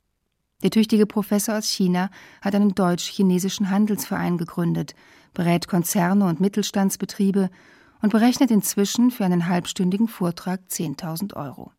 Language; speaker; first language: German; native; German